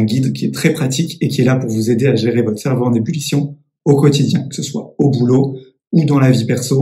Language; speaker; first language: French; native; French